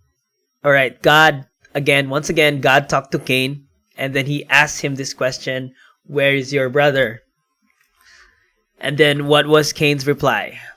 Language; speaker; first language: English; non-native, local second language; Filipino